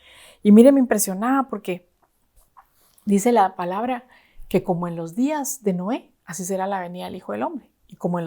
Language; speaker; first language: Spanish; native; Spanish